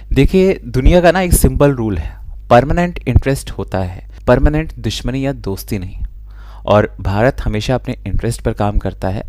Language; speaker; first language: Hindi; native; Hindi